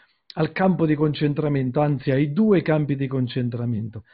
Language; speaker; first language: Italian; native; Italian